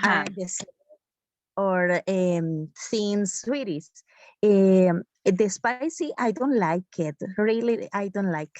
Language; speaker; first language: English; non-native, learner; Spanish